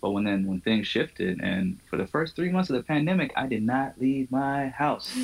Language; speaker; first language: English; early bilingual, other home language; Somali